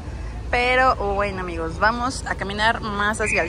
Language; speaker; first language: Spanish; native; Spanish